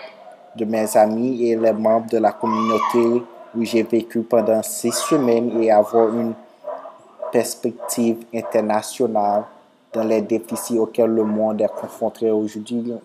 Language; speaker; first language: French; non-native, local second language; Haitian Creole